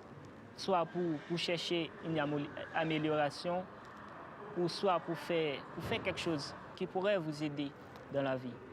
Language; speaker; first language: French; non-native, local second language; Haitian Creole